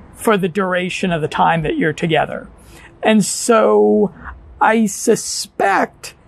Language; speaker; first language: English; native; English